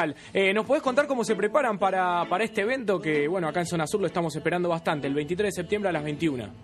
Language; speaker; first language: Spanish; native; Spanish